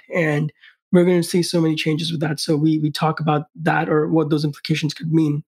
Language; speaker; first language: English; non-native, local second language; Hindi